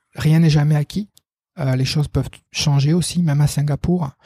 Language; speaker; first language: French; native; French